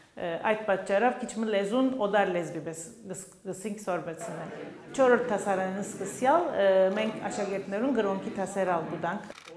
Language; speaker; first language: Armenian; native; Armenian